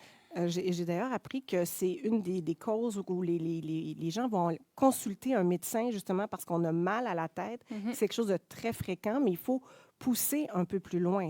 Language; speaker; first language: French; native; French